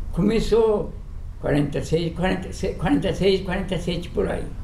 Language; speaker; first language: Portuguese; non-native, fluent; Japanese